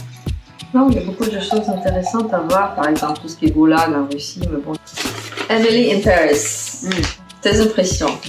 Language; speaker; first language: French; non-native, fluent; Russian